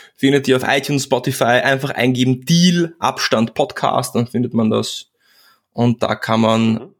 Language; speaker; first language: German; early bilingual, other home language; Czech